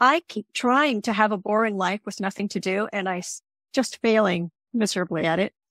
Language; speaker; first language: English; native; English